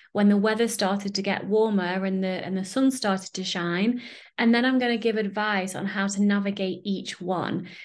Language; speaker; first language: English; native; English